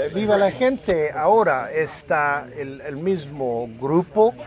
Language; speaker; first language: Spanish; non-native, learner; French